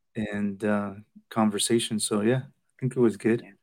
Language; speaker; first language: English; early bilingual, other home language; Spanish